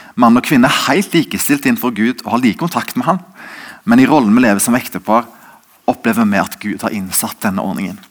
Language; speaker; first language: Norwegian; native; Norwegian